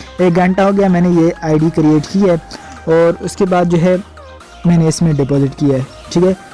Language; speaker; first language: Urdu; non-native, local second language; Punjabi